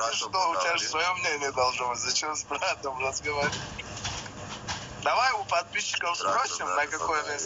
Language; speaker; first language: Russian; native; Russian